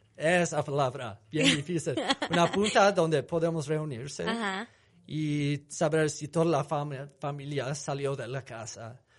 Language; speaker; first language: Spanish; non-native, fluent; English